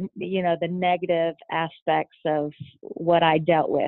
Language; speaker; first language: English; native; English